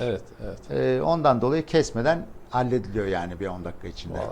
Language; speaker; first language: Turkish; native; Turkish